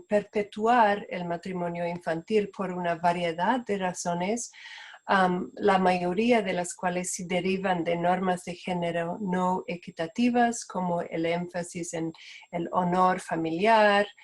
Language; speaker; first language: Spanish; non-native, fluent; Portuguese